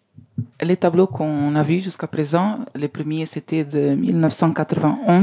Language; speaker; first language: French; non-native, learner; Spanish